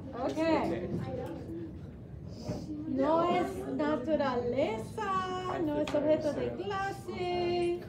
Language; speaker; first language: Spanish; non-native, fluent; English